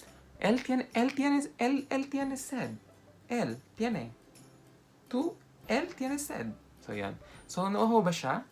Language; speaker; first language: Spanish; non-native, fluent; Filipino